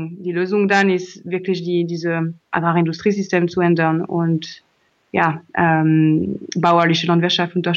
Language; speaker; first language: German; non-native, learner; French